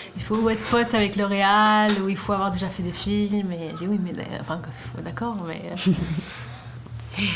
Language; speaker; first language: French; non-native, fluent; Swedish